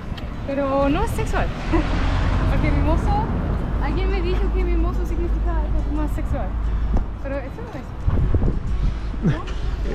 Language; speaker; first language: Spanish; non-native, fluent; German